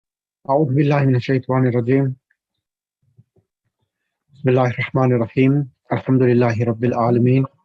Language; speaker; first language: Arabic; non-native, fluent; English